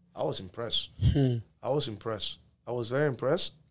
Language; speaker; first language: English; early bilingual, other home language; Spanish